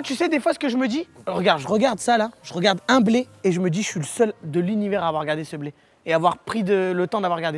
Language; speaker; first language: French; native; French